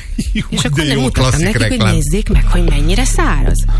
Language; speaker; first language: Hungarian; native; Hungarian